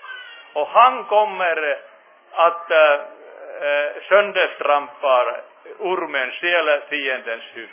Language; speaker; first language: Swedish; non-native, fluent; Finnish